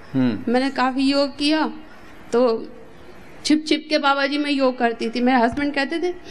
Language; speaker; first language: Hindi; native; Hindi